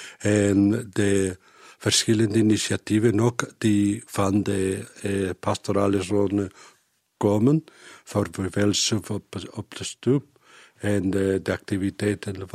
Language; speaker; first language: Dutch; non-native, learner; Spanish